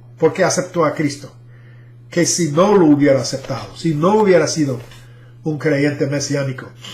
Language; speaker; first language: Spanish; non-native, fluent; English